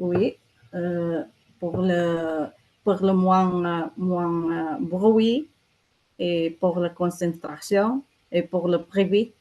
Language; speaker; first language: French; non-native, learner; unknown